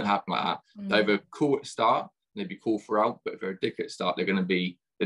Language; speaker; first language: English; native; English